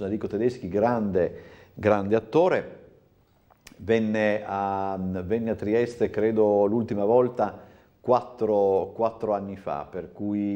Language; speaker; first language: Italian; native; Italian